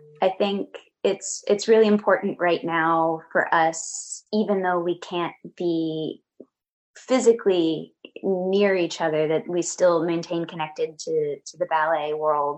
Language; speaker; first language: English; native; English